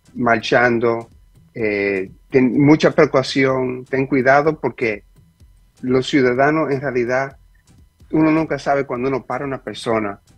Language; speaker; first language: Spanish; early bilingual, heritage; Spanish